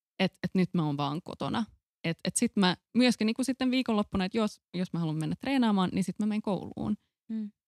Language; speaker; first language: Finnish; non-native, local second language; Swedish